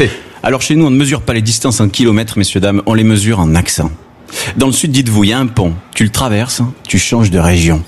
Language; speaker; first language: French; native; French